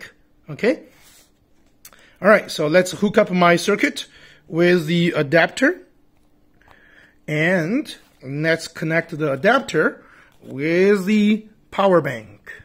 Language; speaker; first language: English; non-native, fluent; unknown